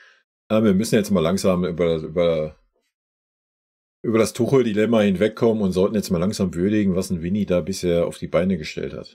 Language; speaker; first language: German; native; German